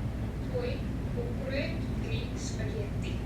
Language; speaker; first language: Italian; non-native, learner; English